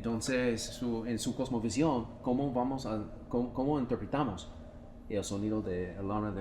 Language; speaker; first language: Spanish; non-native, fluent; English